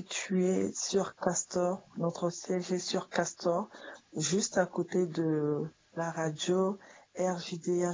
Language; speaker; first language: French; non-native, local second language; Sango